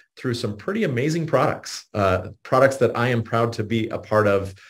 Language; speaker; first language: English; native; English